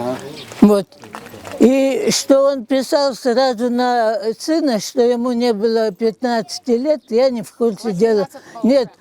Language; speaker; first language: Russian; native; Russian